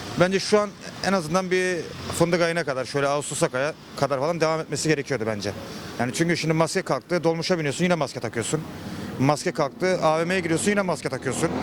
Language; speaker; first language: Turkish; native; Turkish